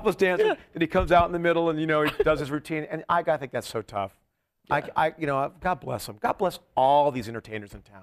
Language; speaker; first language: English; native; English